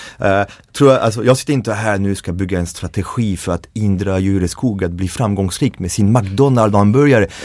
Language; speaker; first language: Swedish; non-native, fluent; French